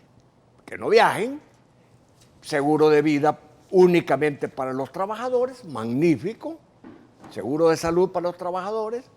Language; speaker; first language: Spanish; native; Spanish